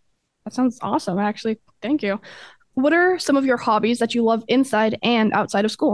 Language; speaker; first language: English; native; English